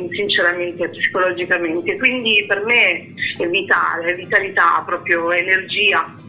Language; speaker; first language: Italian; early bilingual, heritage; Italian